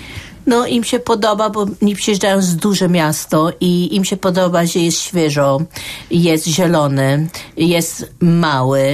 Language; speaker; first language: Polish; non-native, fluent; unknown